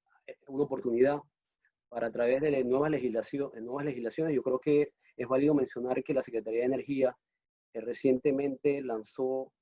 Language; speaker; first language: Spanish; native; Spanish